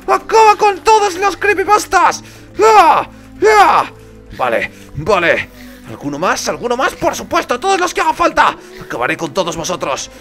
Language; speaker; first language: Spanish; native; Spanish